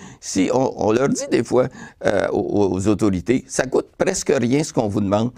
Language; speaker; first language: French; native; French